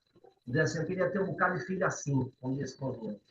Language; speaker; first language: Portuguese; native; Portuguese